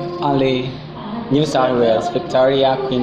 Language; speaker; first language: English; non-native, fluent; Indonesian